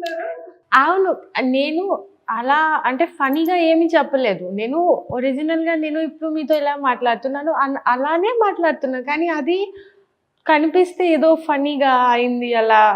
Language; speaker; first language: Telugu; non-native, learner; Bangla